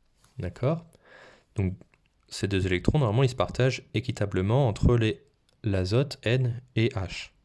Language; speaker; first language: French; native; French